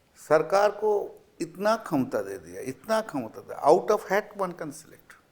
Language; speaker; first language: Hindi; non-native, local second language; Bangla